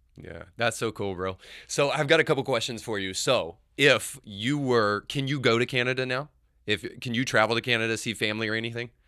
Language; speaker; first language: English; native; English